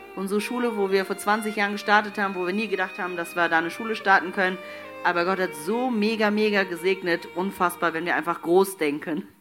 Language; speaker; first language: German; early bilingual, other home language; Tamil